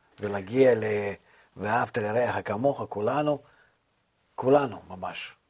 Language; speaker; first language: Hebrew; non-native, fluent; Russian